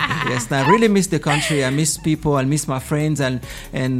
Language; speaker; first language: English; non-native, fluent; Swahili